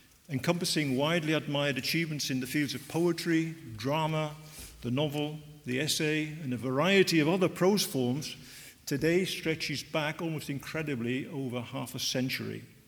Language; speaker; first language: English; native; English